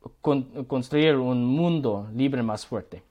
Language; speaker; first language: Spanish; non-native, learner; Korean